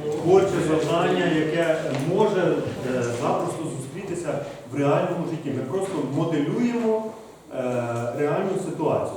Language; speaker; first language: Ukrainian; native; Ukrainian